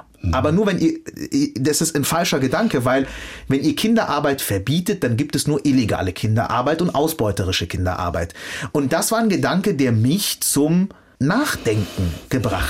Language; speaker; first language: German; early bilingual, other home language; Arabic